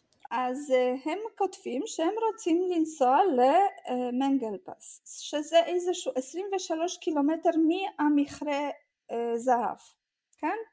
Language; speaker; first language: Hebrew; non-native, fluent; Russian